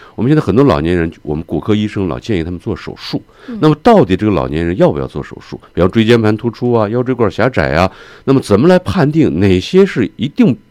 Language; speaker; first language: Chinese; native; Chinese